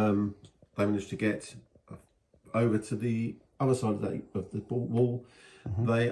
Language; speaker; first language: English; native; English